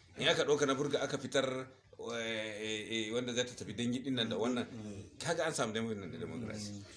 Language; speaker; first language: Hausa; non-native, local second language; Fula